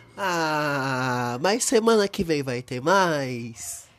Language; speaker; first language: Portuguese; native; Portuguese